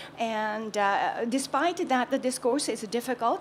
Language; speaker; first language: English; non-native, fluent; Japanese